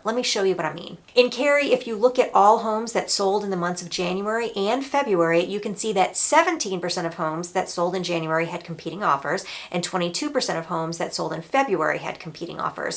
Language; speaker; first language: English; native; English